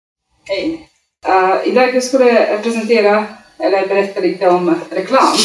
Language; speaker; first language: Swedish; non-native, learner; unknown